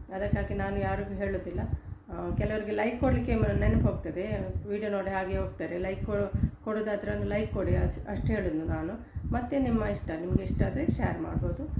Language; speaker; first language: Kannada; non-native, local second language; Tulu